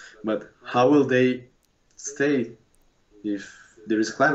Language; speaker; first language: English; non-native, fluent; Russian